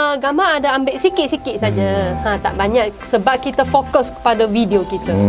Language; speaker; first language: Malay; non-native, local second language; Chinese